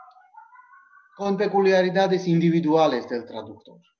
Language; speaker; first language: Spanish; non-native, fluent; Georgian